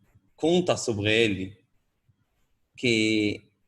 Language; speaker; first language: Portuguese; non-native, fluent; Hebrew